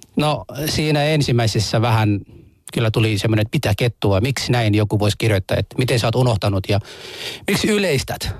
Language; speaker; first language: Finnish; non-native, fluent; Arabic